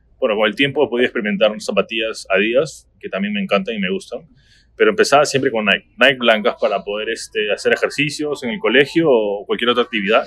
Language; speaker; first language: Spanish; native; Spanish